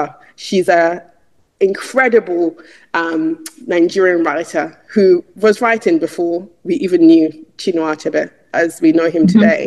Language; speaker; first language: English; non-native, local second language; Igbo